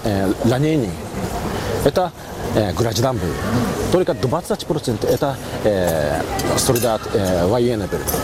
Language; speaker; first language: Russian; non-native, learner; Japanese